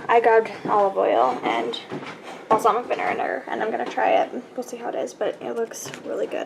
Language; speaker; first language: English; native; English